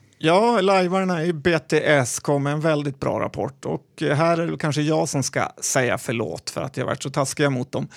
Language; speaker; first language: Swedish; native; Swedish